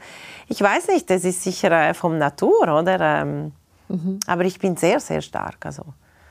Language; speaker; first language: German; non-native, local second language; Italian